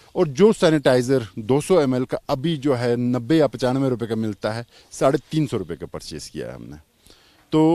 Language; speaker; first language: Hindi; non-native, local second language; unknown